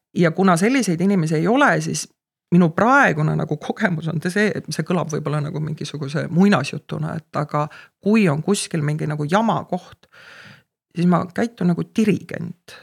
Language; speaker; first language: Estonian; native; Estonian